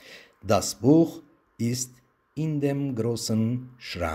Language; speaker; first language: German; non-native, fluent; Turkish